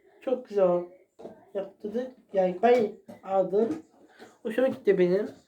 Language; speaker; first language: Turkish; non-native, learner; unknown